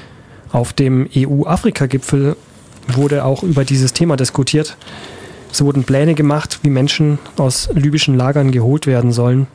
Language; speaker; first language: German; native; German